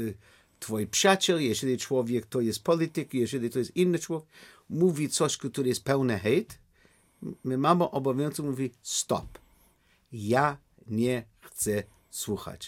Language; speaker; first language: Polish; non-native, learner; English